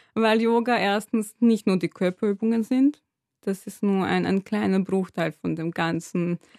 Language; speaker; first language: German; non-native, fluent; Serbian